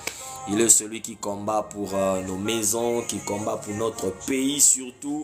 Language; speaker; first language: French; non-native, local second language; Lingala